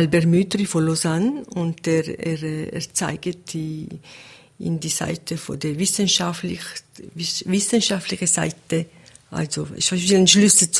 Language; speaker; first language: German; non-native, local second language; Italian